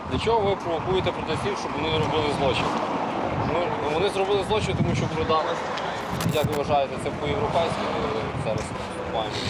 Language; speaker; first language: Ukrainian; native; Ukrainian